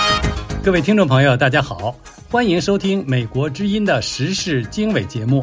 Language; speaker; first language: Chinese; native; Chinese